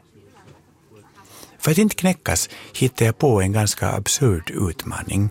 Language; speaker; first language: Swedish; native; Swedish